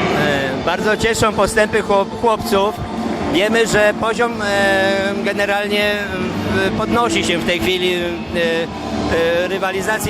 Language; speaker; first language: Polish; native; Polish